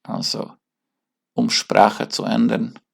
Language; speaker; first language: German; non-native, learner; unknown